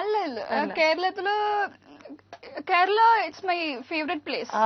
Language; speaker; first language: Malayalam; non-native, learner; Tamil